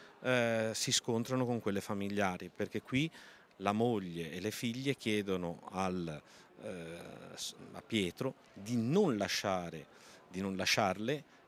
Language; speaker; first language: Italian; native; Italian